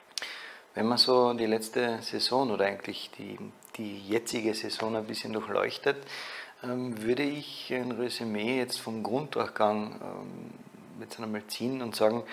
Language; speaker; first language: German; native; German